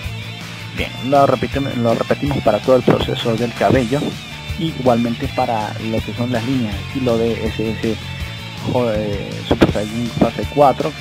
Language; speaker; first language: Spanish; native; Spanish